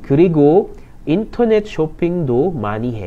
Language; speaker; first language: Korean; non-native, learner; Filipino